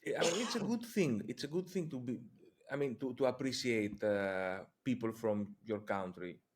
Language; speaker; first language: English; non-native, fluent; Greek